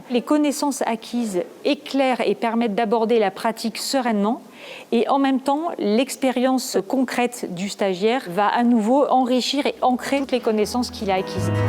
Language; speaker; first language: French; native; French